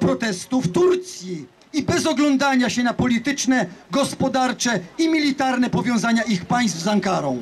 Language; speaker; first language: Polish; native; Polish